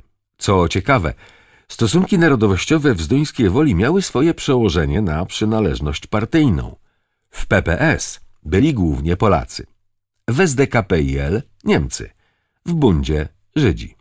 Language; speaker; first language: Polish; native; Polish